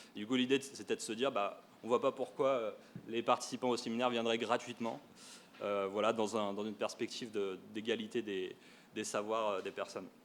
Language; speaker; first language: French; native; French